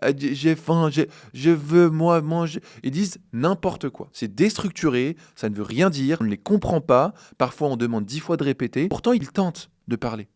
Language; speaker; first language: French; native; French